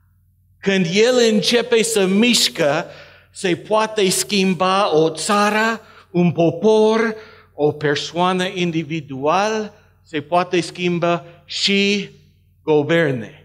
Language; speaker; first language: Romanian; non-native, learner; English